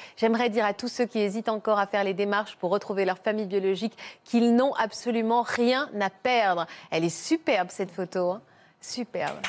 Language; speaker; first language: French; native; French